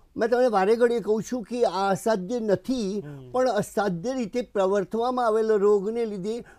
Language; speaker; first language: Gujarati; non-native, local second language; Hindi